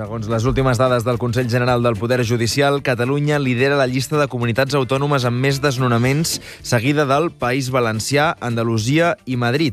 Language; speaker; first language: Catalan; native; Catalan